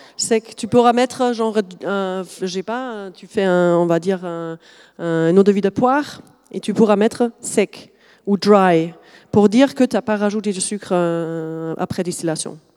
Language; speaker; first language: French; non-native, fluent; German